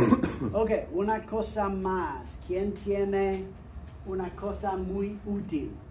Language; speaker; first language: Spanish; non-native, fluent; English